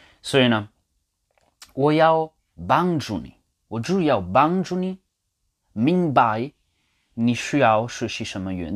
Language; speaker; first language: Chinese; non-native, learner; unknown